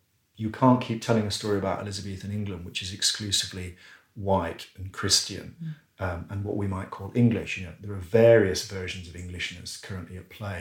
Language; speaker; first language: English; native; English